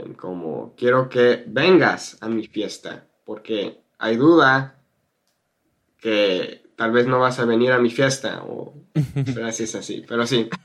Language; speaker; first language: Spanish; non-native, fluent; English